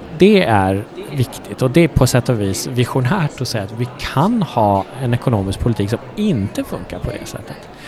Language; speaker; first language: Swedish; early bilingual, other home language; Persian